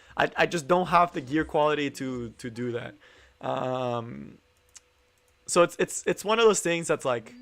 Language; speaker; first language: English; native; English